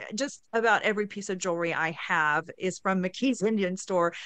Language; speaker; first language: English; native; English